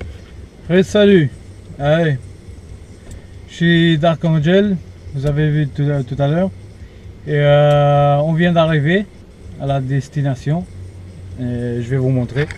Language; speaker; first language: French; non-native, fluent; Portuguese